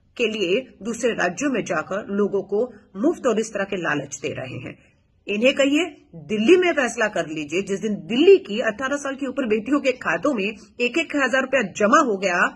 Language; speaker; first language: Hindi; native; Hindi